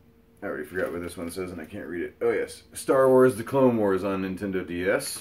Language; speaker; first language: English; native; English